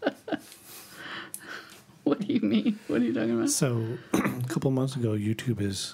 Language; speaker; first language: English; native; English